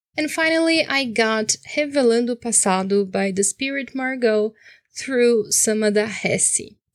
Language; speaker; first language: English; non-native, fluent; Portuguese